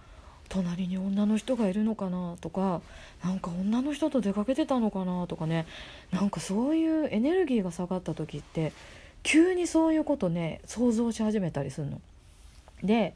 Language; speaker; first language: Japanese; native; Japanese